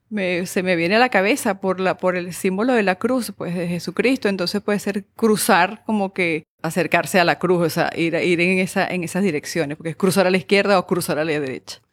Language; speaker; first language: Spanish; native; Spanish